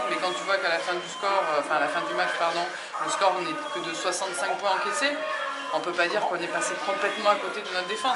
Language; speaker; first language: French; native; French